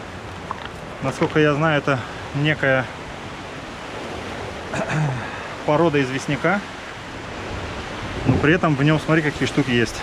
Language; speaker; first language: Russian; native; Russian